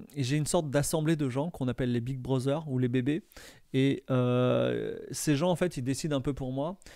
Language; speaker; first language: French; native; French